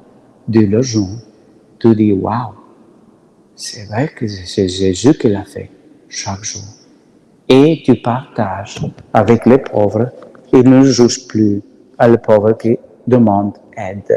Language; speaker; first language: French; non-native, learner; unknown